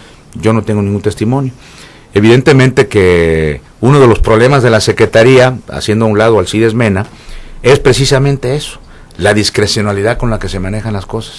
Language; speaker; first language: Spanish; native; Spanish